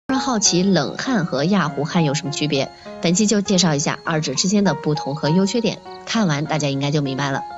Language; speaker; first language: Chinese; native; Chinese